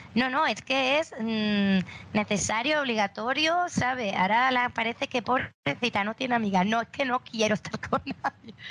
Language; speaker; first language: Spanish; native; Spanish